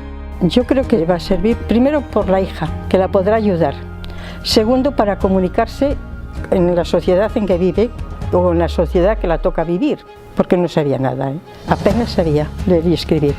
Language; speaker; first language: Spanish; native; Spanish